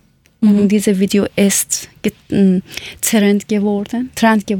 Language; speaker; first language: German; non-native, learner; Persian